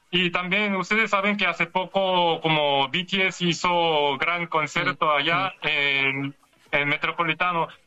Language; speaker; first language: Spanish; non-native, learner; Korean